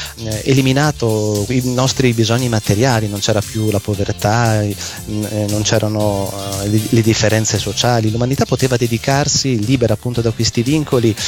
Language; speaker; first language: Italian; native; Italian